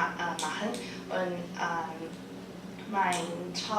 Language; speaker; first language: German; non-native, learner; Chinese